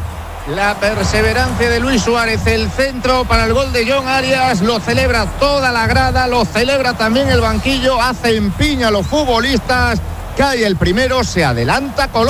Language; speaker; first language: Spanish; native; Spanish